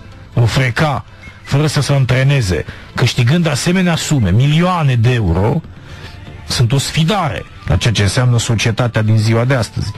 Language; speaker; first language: Romanian; native; Romanian